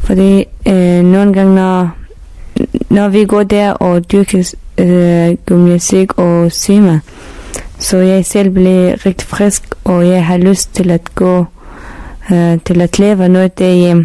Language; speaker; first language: Danish; non-native, learner; Persian